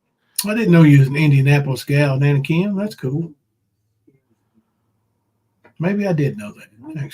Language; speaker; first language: English; native; English